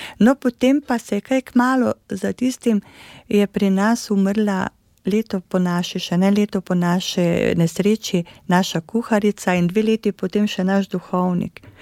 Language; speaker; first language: Slovenian; native; Slovenian